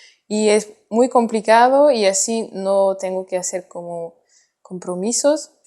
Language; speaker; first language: Spanish; non-native, fluent; French